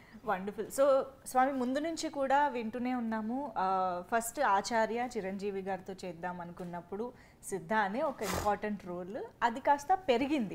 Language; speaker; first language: Telugu; native; Telugu